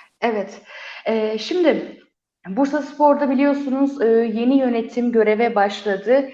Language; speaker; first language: Turkish; native; Turkish